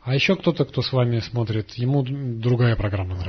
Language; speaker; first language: Russian; native; Russian